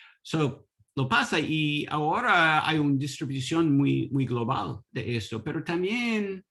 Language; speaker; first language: Spanish; non-native, learner; English